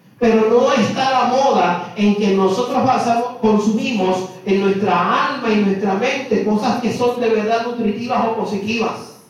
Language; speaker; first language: Spanish; native; Spanish